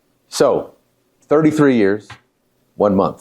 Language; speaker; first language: English; native; English